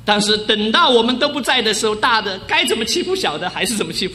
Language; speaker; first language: Chinese; native; Chinese